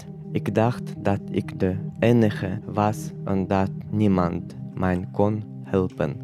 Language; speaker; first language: Dutch; non-native, learner; Chechen